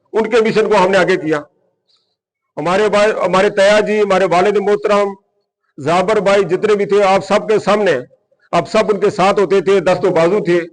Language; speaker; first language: Urdu; non-native, local second language; Punjabi